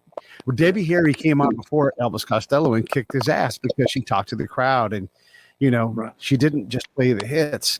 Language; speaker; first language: English; native; English